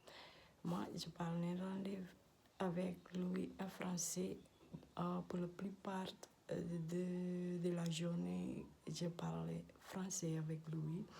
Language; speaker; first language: French; non-native, learner; Dutch